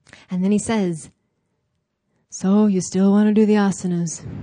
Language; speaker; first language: English; native; English